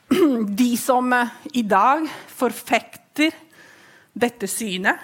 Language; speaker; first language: Norwegian; non-native, fluent; Italian